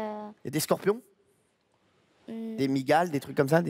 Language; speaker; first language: French; native; French